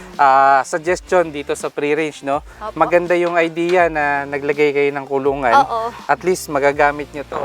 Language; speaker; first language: Filipino; non-native, local second language; Cebuano